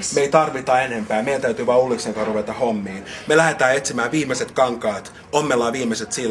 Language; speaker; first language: Finnish; native; Finnish